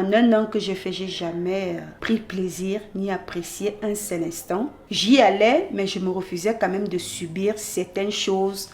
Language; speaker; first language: French; native; French